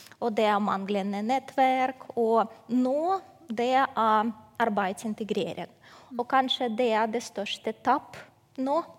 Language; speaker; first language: Norwegian; non-native, fluent; Ukrainian